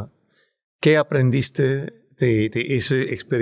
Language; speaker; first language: Spanish; non-native, fluent; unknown